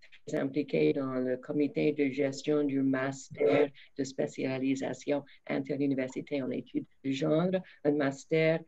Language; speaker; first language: French; non-native, fluent; English